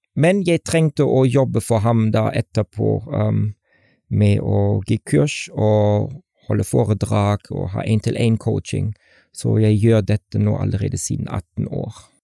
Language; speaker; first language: Norwegian; non-native, fluent; German